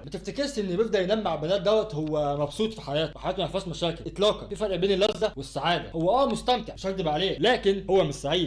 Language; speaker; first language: Arabic; native; Arabic